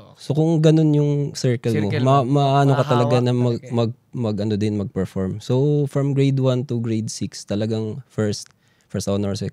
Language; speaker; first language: Filipino; non-native, local second language; Cebuano